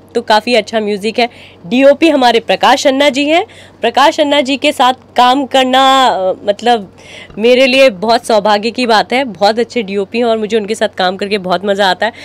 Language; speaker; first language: Hindi; native; Hindi